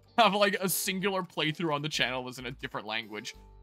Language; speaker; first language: English; native; English